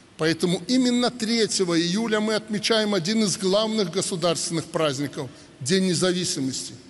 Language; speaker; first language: Russian; native; Russian